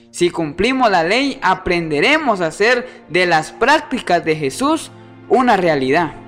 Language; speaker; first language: Spanish; native; Spanish